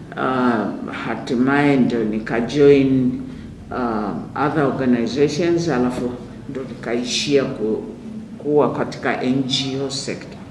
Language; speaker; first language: Swahili; native; Swahili